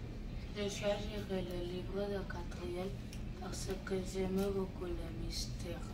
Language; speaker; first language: French; non-native, learner; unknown